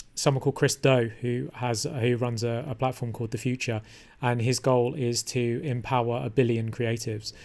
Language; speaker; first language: English; native; English